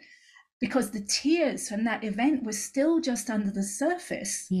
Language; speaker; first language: English; native; English